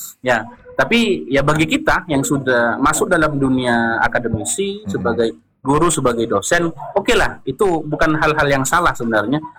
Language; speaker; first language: Indonesian; non-native, local second language; Madurese